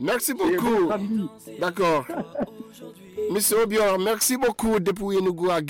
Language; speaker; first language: French; non-native, fluent; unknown